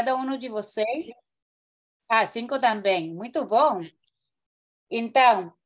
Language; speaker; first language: Portuguese; non-native, learner; Spanish